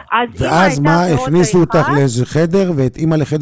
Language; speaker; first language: Hebrew; native; Hebrew